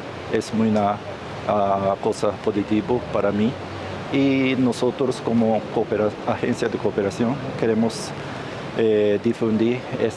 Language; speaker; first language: Spanish; non-native, learner; Japanese